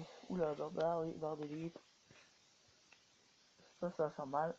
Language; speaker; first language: French; native; French